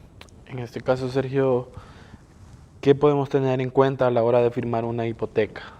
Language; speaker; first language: Spanish; native; Spanish